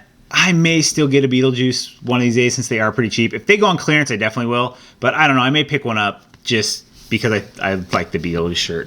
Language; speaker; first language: English; native; English